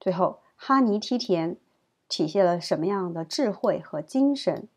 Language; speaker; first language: Chinese; native; Chinese